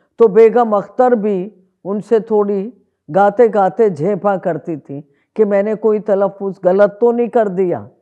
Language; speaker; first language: Hindi; native; Hindi